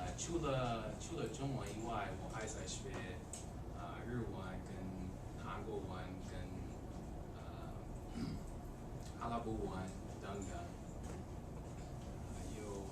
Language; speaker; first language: Chinese; non-native, fluent; English